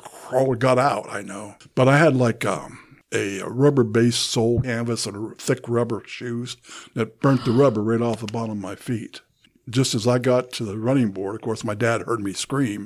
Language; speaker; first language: English; native; English